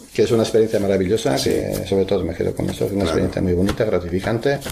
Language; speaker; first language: Spanish; native; Spanish